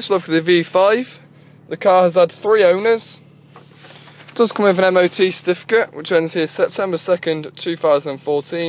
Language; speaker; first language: English; native; English